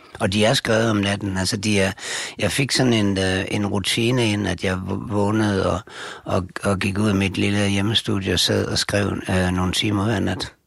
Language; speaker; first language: Danish; native; Danish